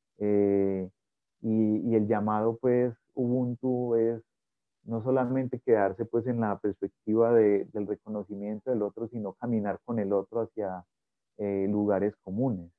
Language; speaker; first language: Spanish; native; Spanish